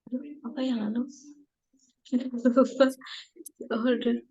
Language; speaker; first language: Indonesian; non-native, learner; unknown